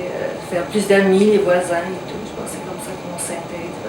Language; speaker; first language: French; native; French